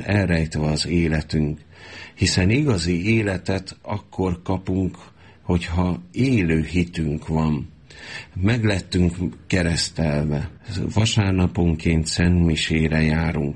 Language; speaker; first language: Hungarian; native; Hungarian